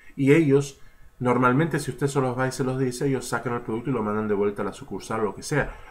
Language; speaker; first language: Spanish; early bilingual, heritage; Spanish